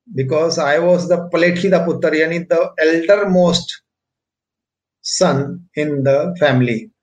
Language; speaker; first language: English; non-native, local second language; Punjabi